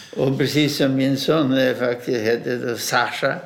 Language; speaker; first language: Swedish; non-native, fluent; Russian